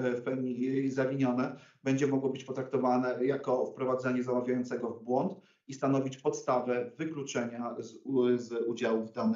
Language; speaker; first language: Polish; native; Polish